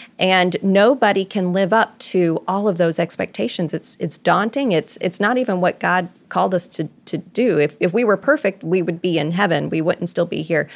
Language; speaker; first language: English; native; English